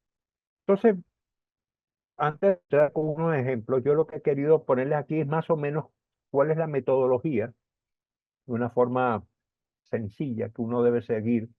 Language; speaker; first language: Spanish; native; Spanish